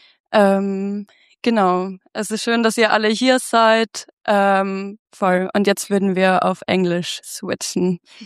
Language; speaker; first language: German; native; German